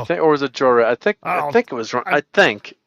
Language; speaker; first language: English; native; English